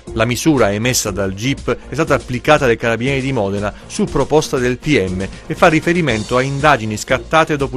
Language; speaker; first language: Italian; native; Italian